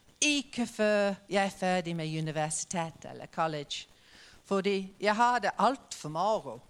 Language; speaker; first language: Norwegian; non-native, fluent; English